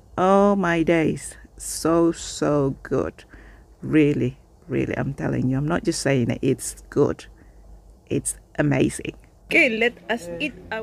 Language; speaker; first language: English; non-native, fluent; Indonesian